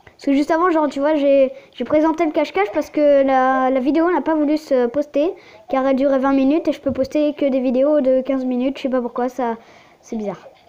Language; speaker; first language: French; native; French